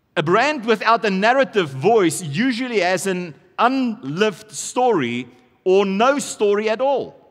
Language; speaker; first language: English; non-native, local second language; Afrikaans